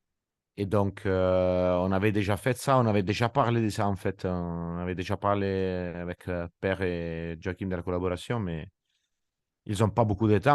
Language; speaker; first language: French; non-native, fluent; Italian